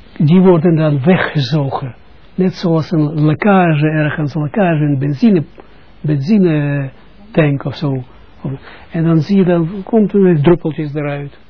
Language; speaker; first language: Dutch; non-native, fluent; Russian